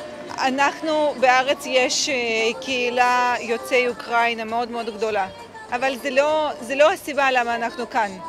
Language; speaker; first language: Hebrew; non-native, fluent; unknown